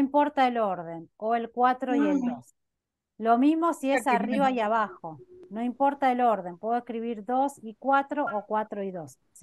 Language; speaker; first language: Spanish; native; Spanish